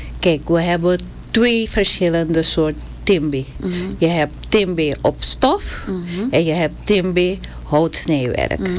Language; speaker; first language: Dutch; non-native, local second language; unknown